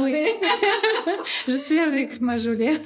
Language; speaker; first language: French; non-native, learner; Russian